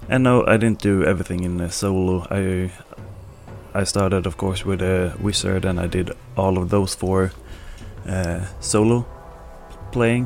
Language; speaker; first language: English; non-native, fluent; Swedish